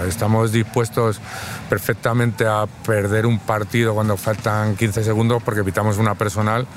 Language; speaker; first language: Spanish; native; Spanish